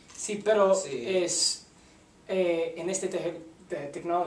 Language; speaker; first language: Spanish; non-native, learner; English